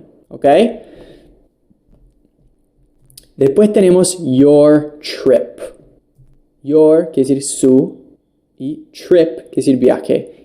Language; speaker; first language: Spanish; non-native, fluent; English